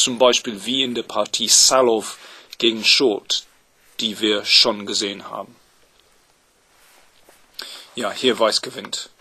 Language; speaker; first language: German; non-native, fluent; English